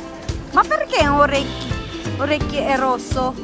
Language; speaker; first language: Italian; non-native, learner; Filipino